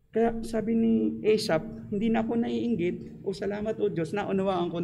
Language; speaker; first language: Filipino; native; Filipino